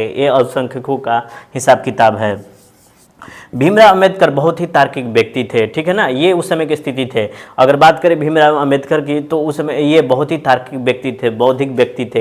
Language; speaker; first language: Hindi; native; Hindi